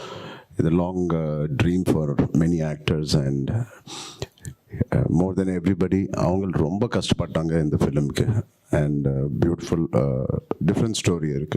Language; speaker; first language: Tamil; non-native, local second language; Telugu